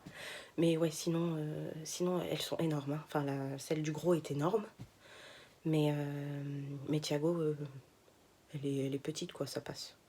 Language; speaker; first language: French; native; French